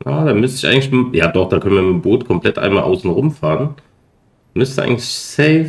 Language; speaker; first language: German; native; German